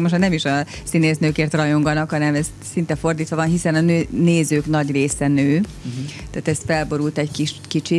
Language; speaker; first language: Hungarian; native; Hungarian